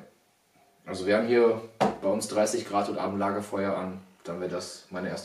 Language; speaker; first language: German; native; German